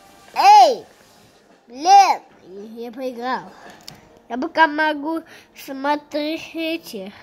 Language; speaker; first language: Russian; early bilingual, heritage; Russian